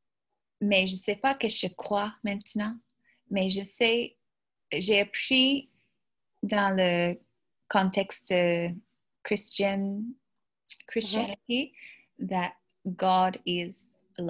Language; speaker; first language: French; non-native, learner; English